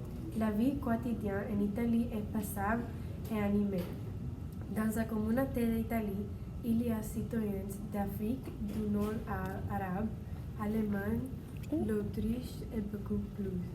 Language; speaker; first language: French; non-native, learner; English